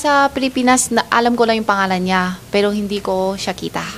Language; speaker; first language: Filipino; non-native, learner; Chinese